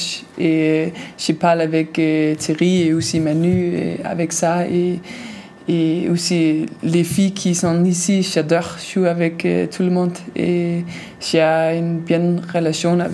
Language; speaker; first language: French; non-native, learner; Danish